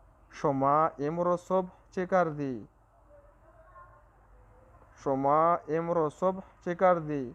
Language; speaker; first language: Persian; non-native, local second language; Pashto